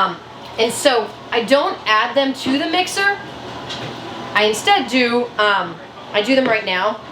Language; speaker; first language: English; native; English